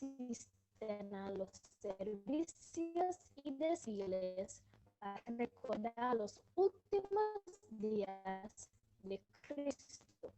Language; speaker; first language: Spanish; non-native, learner; English